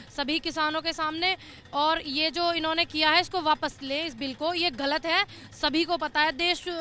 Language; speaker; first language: Hindi; native; Hindi